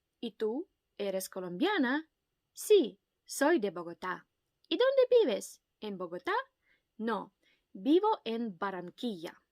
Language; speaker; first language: Spanish; non-native, fluent; Ukrainian